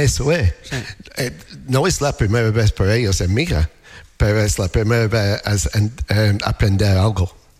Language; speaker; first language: Spanish; non-native, learner; English